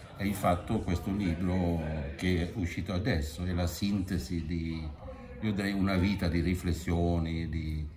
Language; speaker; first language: Italian; non-native, fluent; Swedish